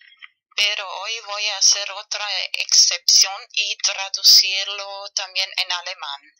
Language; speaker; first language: Spanish; non-native, fluent; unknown